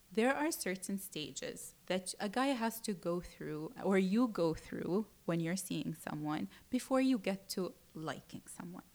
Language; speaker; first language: English; early bilingual, other home language; Arabic